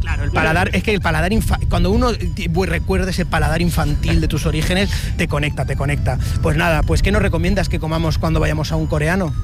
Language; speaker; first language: Spanish; native; Spanish